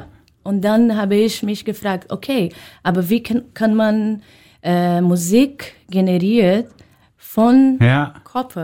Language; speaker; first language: German; non-native, learner; Portuguese